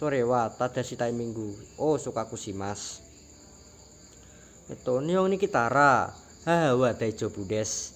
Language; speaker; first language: Japanese; non-native, learner; Indonesian